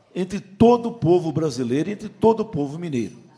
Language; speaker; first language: Portuguese; native; Portuguese